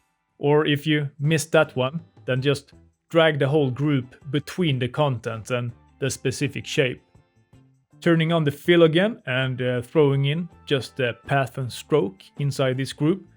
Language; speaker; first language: English; non-native, fluent; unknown